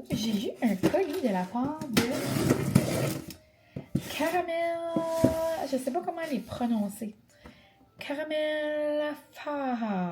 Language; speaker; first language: French; native; French